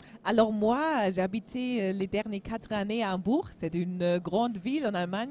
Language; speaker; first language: French; non-native, learner; German